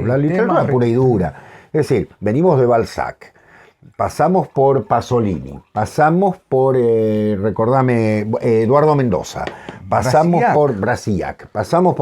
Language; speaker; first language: Spanish; native; Spanish